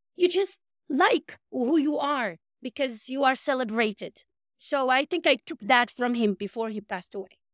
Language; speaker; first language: English; non-native, fluent; Arabic